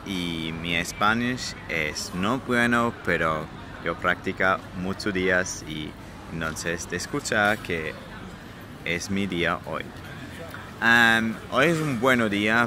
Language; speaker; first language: Spanish; non-native, learner; German